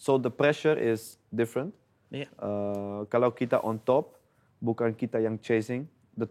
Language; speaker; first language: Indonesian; non-native, fluent; Dutch